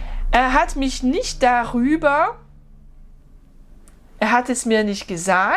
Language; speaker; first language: German; non-native, fluent; French